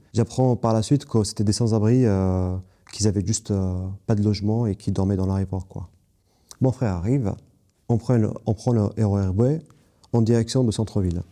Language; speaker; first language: French; non-native, fluent; Kurdish